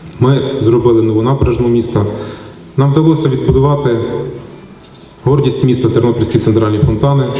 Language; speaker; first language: Ukrainian; native; Ukrainian